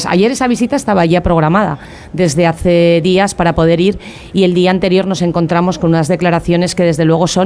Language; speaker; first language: Spanish; native; Spanish